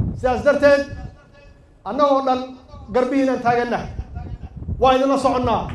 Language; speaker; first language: Somali; native; Somali